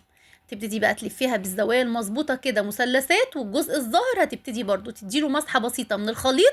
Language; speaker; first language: Arabic; native; Arabic